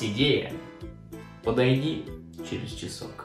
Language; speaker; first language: Russian; native; Russian